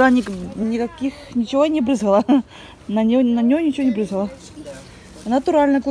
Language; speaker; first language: Russian; native; Russian